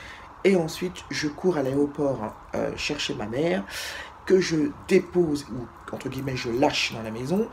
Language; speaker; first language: French; native; French